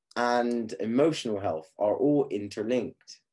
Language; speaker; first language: English; native; English